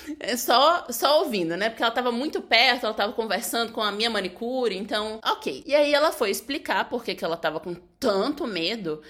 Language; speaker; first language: Portuguese; native; Portuguese